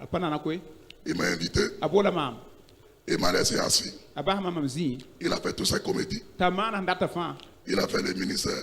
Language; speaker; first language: French; non-native, local second language; Fon